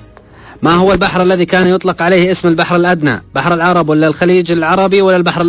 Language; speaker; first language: Arabic; native; Arabic